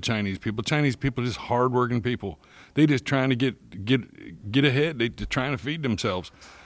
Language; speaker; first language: English; native; English